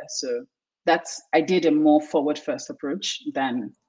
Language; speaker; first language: English; non-native, local second language; Yoruba